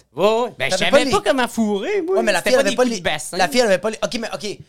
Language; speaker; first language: French; native; French